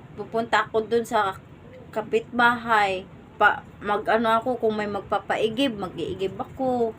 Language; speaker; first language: Filipino; non-native, local second language; Cebuano